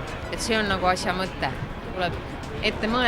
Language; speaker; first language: Estonian; native; Estonian